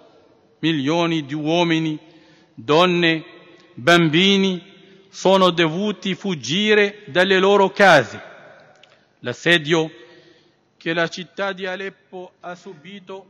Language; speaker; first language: Italian; non-native, fluent; Arabic